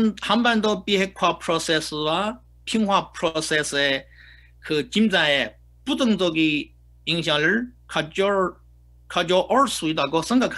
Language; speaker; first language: Korean; non-native, fluent; Chinese